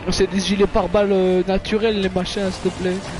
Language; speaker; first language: French; native; French